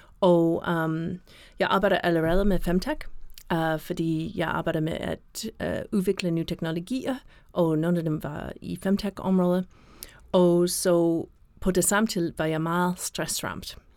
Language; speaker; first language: Danish; non-native, fluent; English